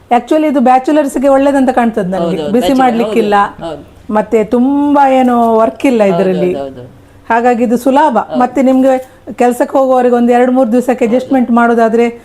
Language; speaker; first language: Kannada; native; Kannada